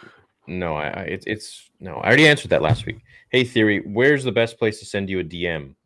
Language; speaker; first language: English; native; English